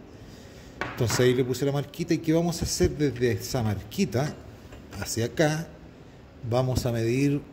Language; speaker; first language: Spanish; native; Spanish